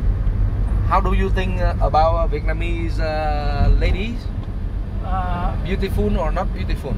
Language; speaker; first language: English; non-native, learner; Vietnamese